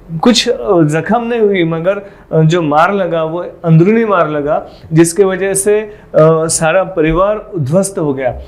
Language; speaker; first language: Hindi; non-native, local second language; Marathi